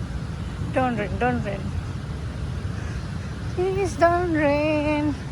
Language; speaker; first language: English; non-native, learner; Indonesian